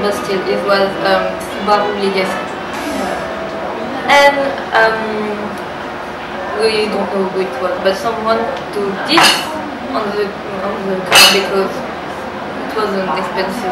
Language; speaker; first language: English; non-native, learner; French